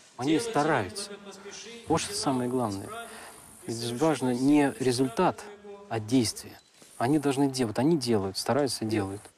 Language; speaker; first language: Russian; non-native, local second language; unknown